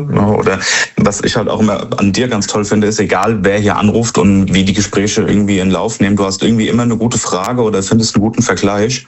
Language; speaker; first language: German; native; German